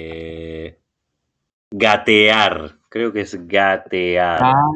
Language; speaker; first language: Spanish; non-native, fluent; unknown